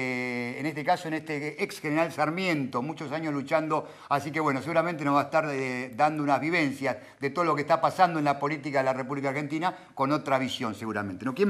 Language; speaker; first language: Spanish; native; Spanish